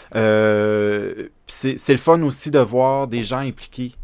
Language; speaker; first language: French; native; French